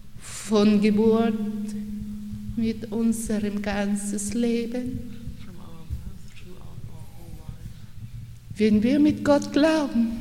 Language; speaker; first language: German; non-native, learner; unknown